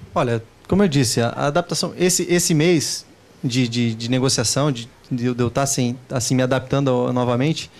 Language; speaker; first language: Portuguese; native; Portuguese